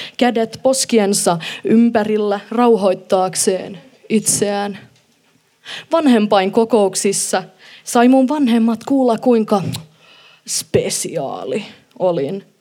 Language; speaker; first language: Finnish; non-native, local second language; Swedish